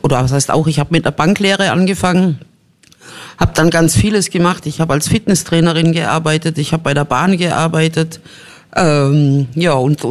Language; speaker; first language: German; native; German